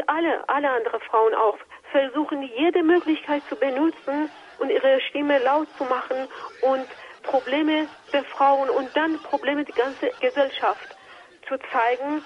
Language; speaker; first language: German; non-native, fluent; Persian